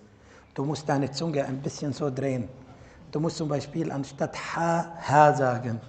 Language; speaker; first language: German; non-native, fluent; Arabic